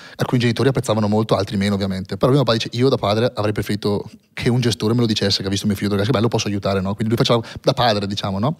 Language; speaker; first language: Italian; native; Italian